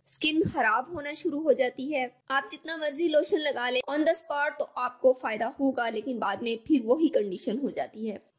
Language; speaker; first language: Urdu; native; Urdu